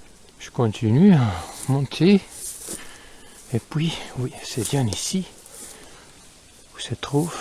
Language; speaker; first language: French; non-native, fluent; Spanish